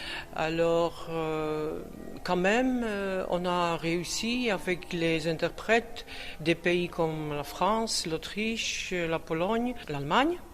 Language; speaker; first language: French; non-native, fluent; Czech